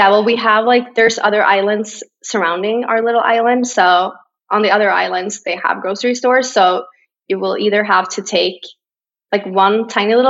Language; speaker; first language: English; non-native, fluent; Swedish